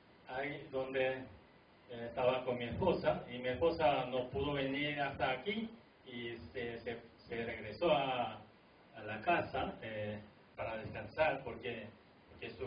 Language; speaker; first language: Spanish; non-native, fluent; Korean